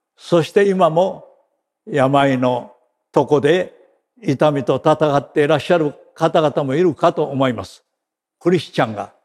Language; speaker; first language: Japanese; native; Japanese